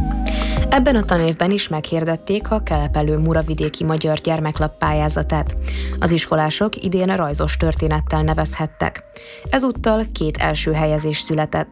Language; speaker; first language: Hungarian; native; Hungarian